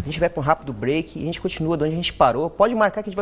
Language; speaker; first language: Portuguese; native; Portuguese